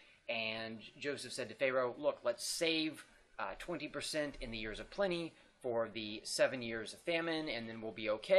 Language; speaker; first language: English; native; English